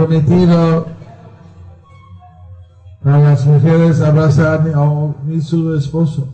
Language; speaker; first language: Spanish; non-native, learner; Bangla